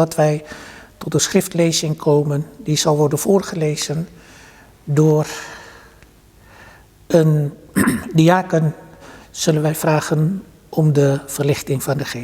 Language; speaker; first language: Dutch; early bilingual, other home language; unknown